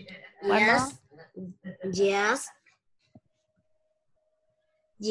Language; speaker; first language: English; non-native, learner; Vietnamese